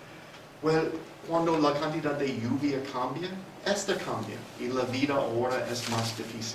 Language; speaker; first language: Spanish; non-native, fluent; English